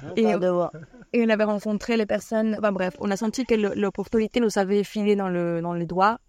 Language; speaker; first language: French; non-native, fluent; Spanish